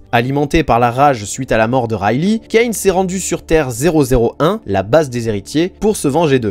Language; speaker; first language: French; native; French